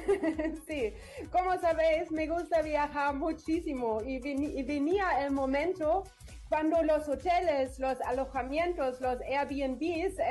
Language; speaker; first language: Spanish; non-native, learner; German